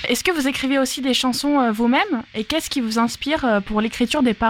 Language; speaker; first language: French; native; French